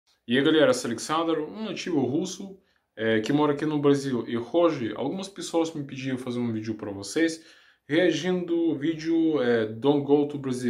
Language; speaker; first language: Portuguese; non-native, learner; Russian